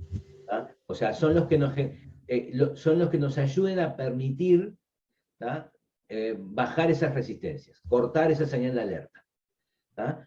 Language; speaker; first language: Spanish; native; Spanish